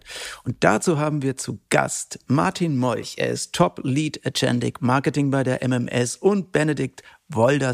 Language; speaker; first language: German; native; German